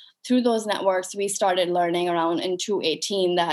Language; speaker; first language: English; non-native, local second language; Urdu